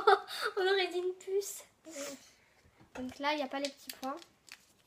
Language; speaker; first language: French; native; French